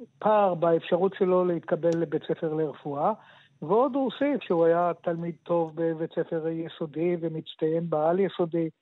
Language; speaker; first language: Hebrew; native; Hebrew